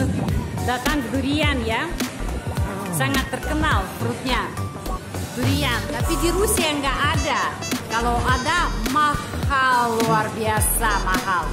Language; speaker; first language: Indonesian; non-native, fluent; Russian